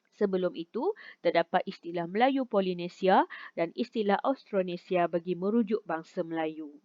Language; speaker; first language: Malay; native; Malay